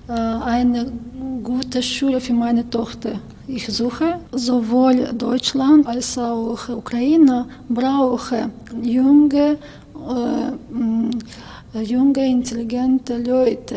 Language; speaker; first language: German; non-native, learner; Ukrainian